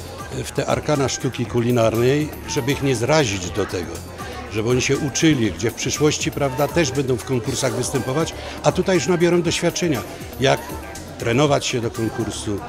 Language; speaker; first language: Polish; native; Polish